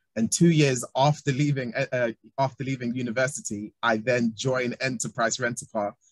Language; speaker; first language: English; native; English